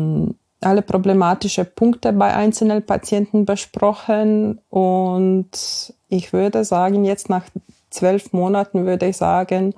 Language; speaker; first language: German; non-native, fluent; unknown